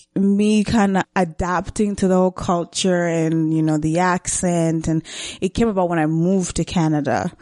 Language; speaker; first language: English; non-native, local second language; Kinyarwanda